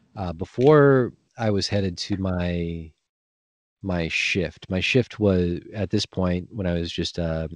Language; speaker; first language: English; native; English